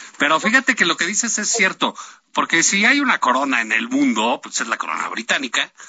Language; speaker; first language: Spanish; native; Spanish